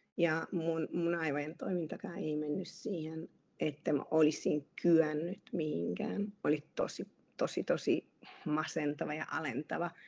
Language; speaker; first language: Finnish; non-native, fluent; Hungarian